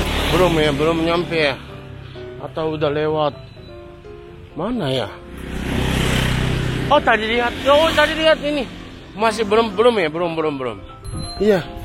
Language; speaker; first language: Indonesian; non-native, learner; Japanese